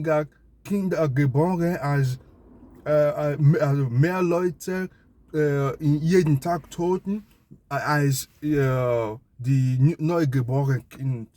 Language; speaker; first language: German; non-native, learner; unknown